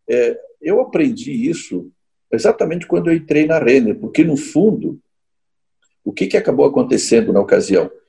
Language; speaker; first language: Portuguese; native; Portuguese